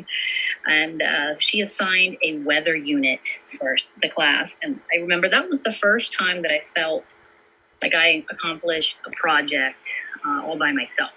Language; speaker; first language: English; native; English